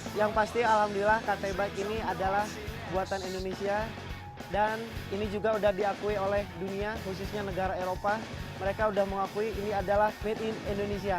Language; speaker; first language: Indonesian; native; Indonesian